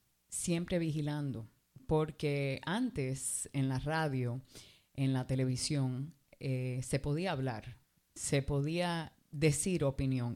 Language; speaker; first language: Spanish; early bilingual, heritage; Spanish